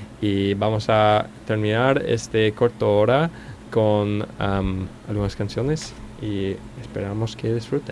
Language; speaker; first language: Spanish; non-native, learner; English